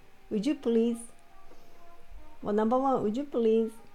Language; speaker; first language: English; non-native, fluent; Japanese